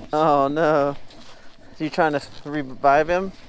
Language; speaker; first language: English; native; English